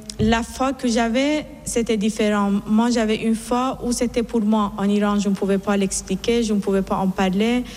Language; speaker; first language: French; non-native, fluent; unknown